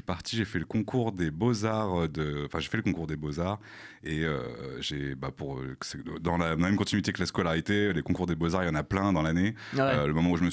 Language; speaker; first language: French; native; French